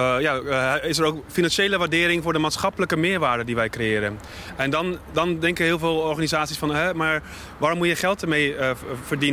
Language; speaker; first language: Dutch; native; Dutch